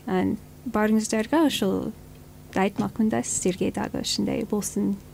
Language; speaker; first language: Kyrgyz; non-native, fluent; English